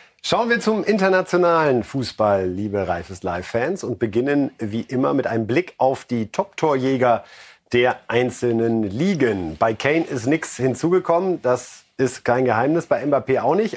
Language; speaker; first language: German; native; German